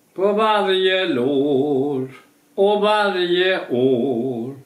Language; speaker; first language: Swedish; native; Swedish